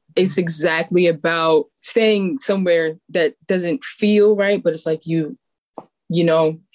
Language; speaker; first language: English; native; English